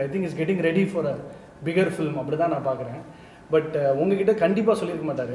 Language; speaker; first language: Tamil; native; Tamil